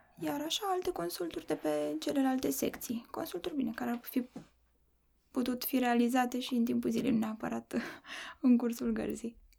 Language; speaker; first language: Romanian; native; Romanian